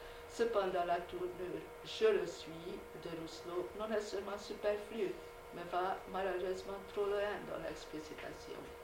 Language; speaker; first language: French; non-native, fluent; Hungarian